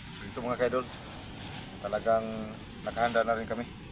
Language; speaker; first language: Filipino; non-native, local second language; Cebuano